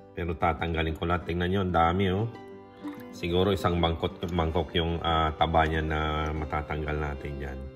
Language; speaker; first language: Filipino; non-native, local second language; Iloko